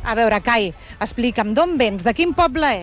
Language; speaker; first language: Catalan; native; Catalan